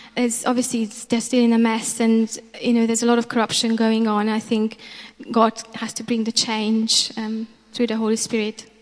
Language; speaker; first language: English; non-native, fluent; Romanian